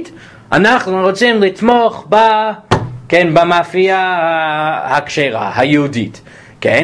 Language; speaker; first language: Hebrew; non-native, fluent; English